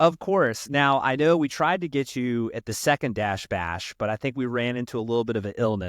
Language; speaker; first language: English; native; English